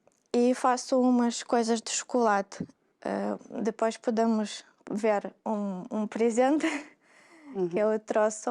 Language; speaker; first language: Portuguese; non-native, fluent; Russian